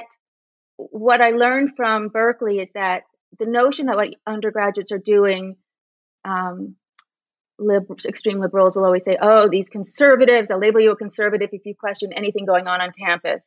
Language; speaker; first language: English; native; English